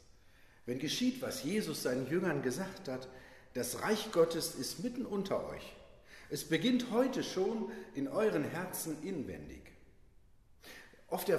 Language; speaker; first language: German; native; German